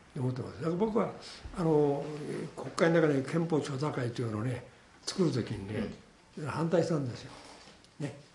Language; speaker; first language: Japanese; native; Japanese